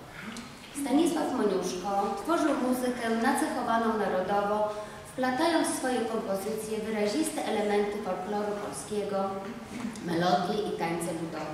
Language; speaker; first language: Polish; native; Polish